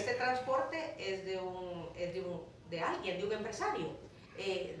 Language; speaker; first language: Spanish; native; Spanish